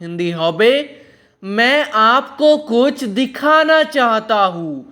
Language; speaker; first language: Hindi; non-native, local second language; Bangla